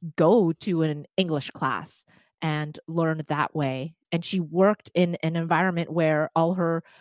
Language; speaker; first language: English; non-native, fluent; Cantonese